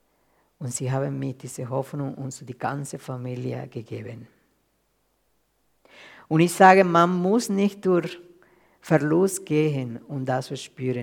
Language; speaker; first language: German; non-native, fluent; Spanish